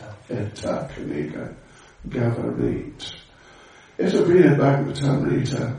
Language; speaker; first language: Russian; non-native, learner; English